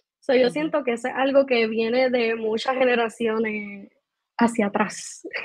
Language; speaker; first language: Spanish; native; Spanish